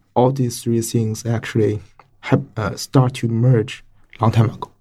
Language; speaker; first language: English; non-native, fluent; Chinese